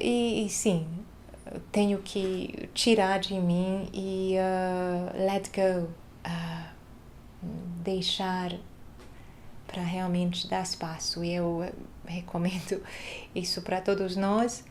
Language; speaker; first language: Portuguese; non-native, fluent; Hungarian